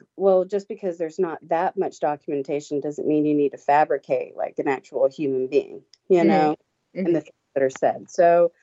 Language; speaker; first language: English; native; English